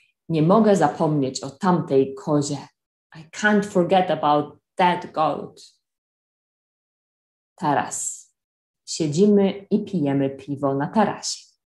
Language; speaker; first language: Polish; native; Polish